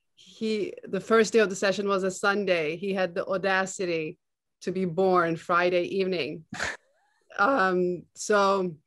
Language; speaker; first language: English; non-native, fluent; Turkish